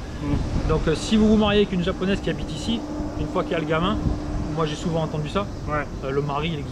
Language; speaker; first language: French; native; French